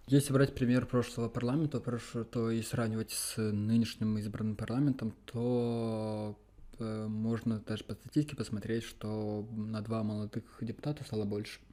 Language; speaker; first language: Russian; non-native, local second language; Romanian